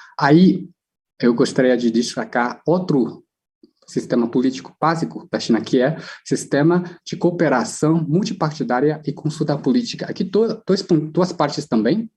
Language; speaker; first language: Portuguese; non-native, fluent; Chinese